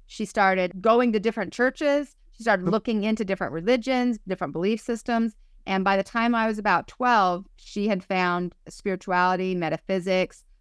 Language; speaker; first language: English; native; English